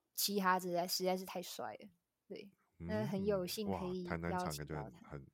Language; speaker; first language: Chinese; native; Chinese